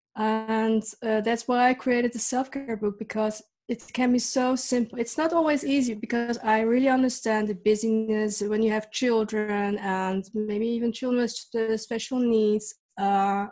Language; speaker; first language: English; early bilingual, other home language; Dutch